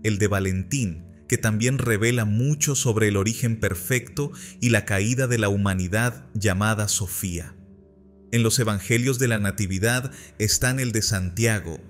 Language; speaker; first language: Spanish; native; Spanish